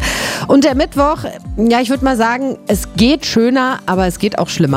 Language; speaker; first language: German; native; German